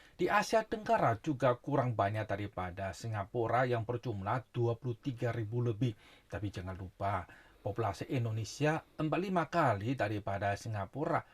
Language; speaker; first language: Indonesian; non-native, fluent; Chinese